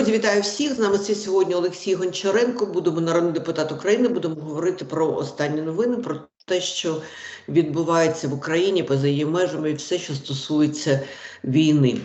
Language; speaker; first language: Ukrainian; non-native, local second language; Russian